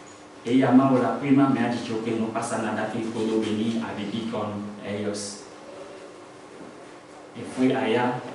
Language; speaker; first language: Spanish; non-native, learner; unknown